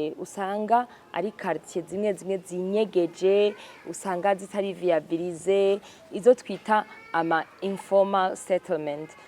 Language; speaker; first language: Rundi; early bilingual, heritage; Rundi